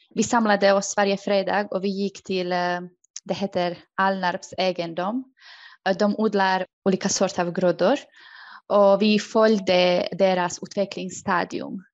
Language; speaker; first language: Swedish; non-native, fluent; Croatian